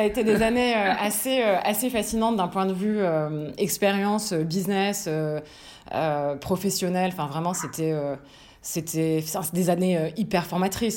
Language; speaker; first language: French; native; French